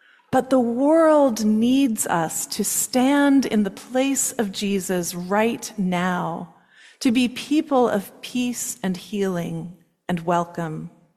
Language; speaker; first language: English; native; English